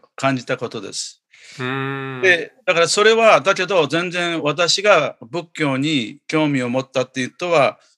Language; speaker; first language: Japanese; native; Japanese